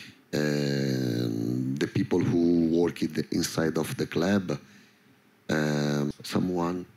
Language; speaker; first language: English; non-native, learner; Italian